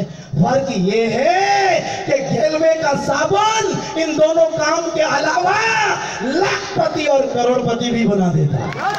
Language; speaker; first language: Hindi; native; Hindi